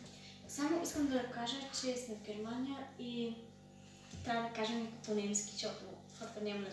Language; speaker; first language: Bulgarian; early bilingual, heritage; Bulgarian